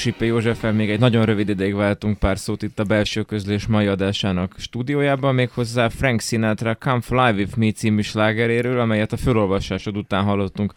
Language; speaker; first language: Hungarian; native; Hungarian